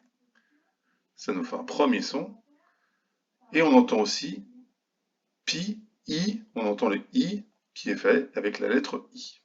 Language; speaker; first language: French; native; French